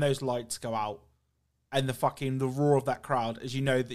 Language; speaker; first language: English; native; English